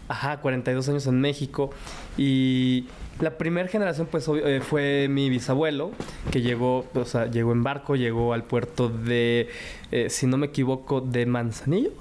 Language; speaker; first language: Spanish; early bilingual, other home language; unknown